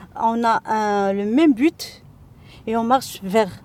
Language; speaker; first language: French; non-native, local second language; Arabic